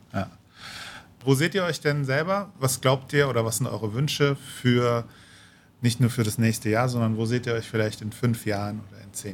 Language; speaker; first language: German; native; German